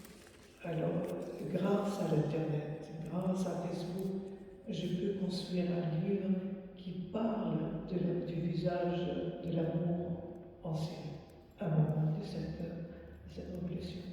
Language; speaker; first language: French; non-native, fluent; Arabic